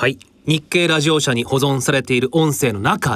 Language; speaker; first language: Japanese; native; Japanese